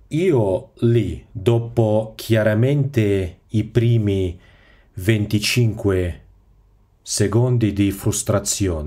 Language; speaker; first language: Italian; non-native, fluent; Russian